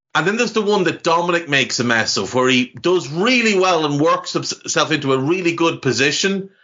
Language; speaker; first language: English; native; English